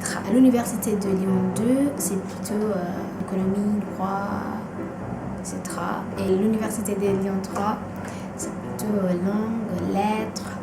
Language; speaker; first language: French; non-native, fluent; Indonesian